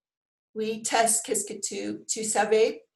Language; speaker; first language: French; non-native, learner; English